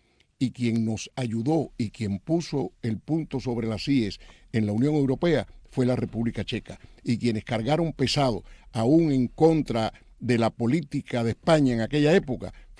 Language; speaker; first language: Spanish; native; Spanish